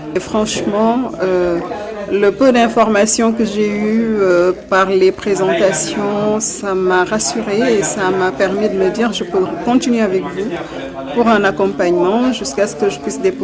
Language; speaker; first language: French; non-native, local second language; Wolof